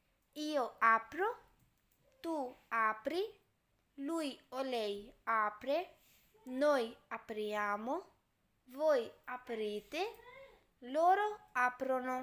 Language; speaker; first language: Italian; non-native, learner; Urdu